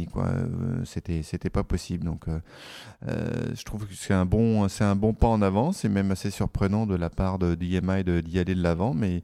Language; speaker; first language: French; native; French